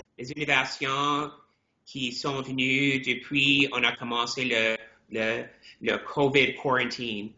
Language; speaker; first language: French; non-native, fluent; English